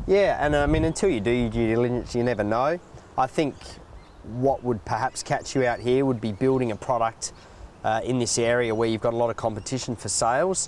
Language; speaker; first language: English; native; English